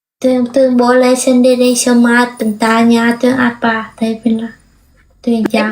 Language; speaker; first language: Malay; non-native, learner; Vietnamese